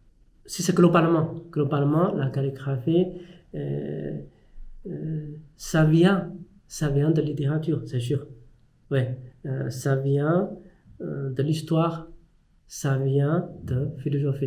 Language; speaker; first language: French; non-native, fluent; Chinese